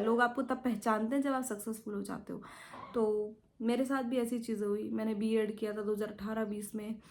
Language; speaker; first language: Hindi; native; Hindi